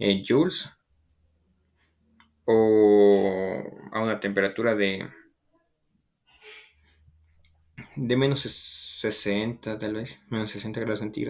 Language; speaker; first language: Spanish; native; Spanish